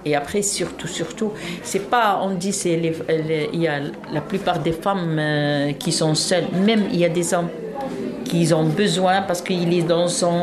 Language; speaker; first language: French; non-native, fluent; Arabic